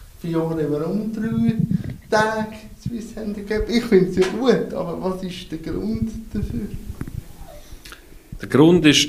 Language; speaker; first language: German; native; German